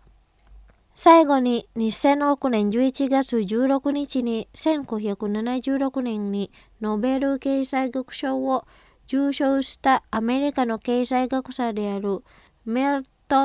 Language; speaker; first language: Japanese; non-native, fluent; Indonesian